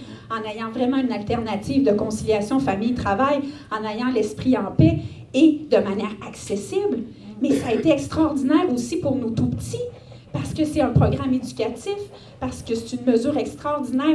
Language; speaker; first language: French; native; French